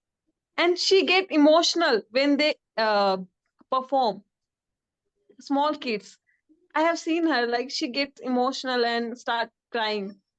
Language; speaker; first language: English; non-native, learner; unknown